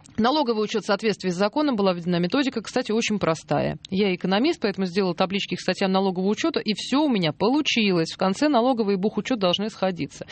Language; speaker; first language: Russian; native; Russian